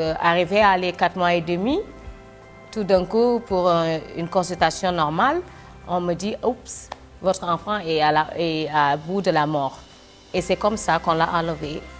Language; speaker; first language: French; non-native, local second language; Wolof